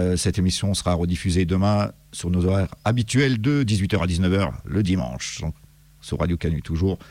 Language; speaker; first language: French; native; French